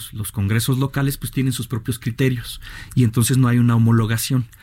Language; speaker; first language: Spanish; native; Spanish